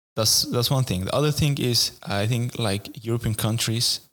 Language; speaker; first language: English; non-native, fluent; Arabic